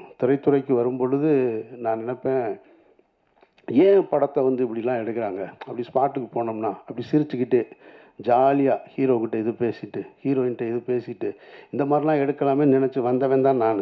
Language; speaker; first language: Tamil; native; Tamil